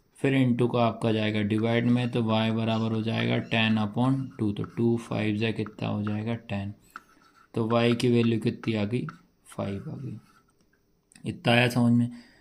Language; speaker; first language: Hindi; native; Hindi